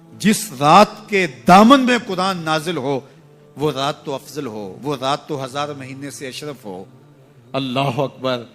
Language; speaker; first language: Urdu; non-native, local second language; Punjabi